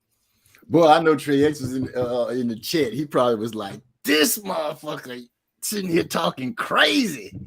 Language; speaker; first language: English; native; English